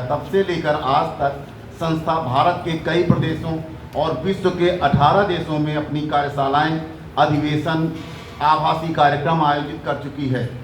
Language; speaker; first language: Hindi; native; Hindi